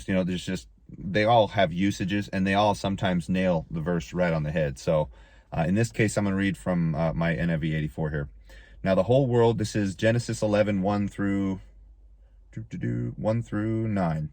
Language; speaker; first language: English; native; English